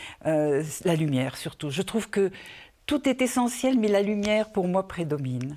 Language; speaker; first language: French; native; French